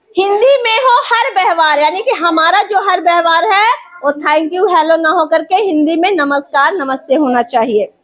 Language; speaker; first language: Hindi; native; Hindi